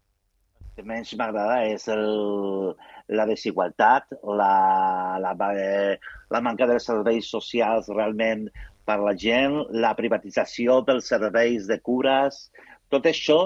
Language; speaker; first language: Catalan; non-native, local second language; Spanish